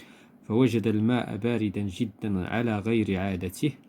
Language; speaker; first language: Arabic; native; Arabic